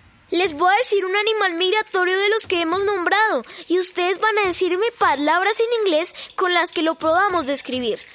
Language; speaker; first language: Spanish; native; Spanish